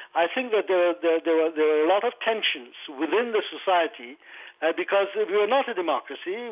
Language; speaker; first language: English; non-native, fluent; Persian